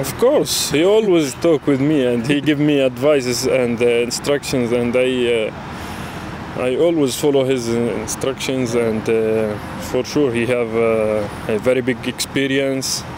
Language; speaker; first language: English; non-native, learner; Arabic